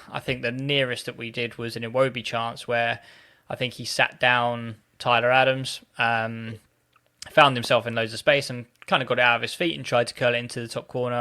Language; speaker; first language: English; native; English